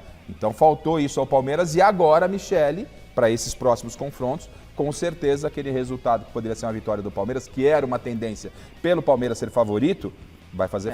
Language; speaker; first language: Portuguese; native; Portuguese